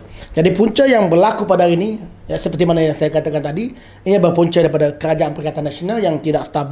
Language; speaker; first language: Malay; native; Malay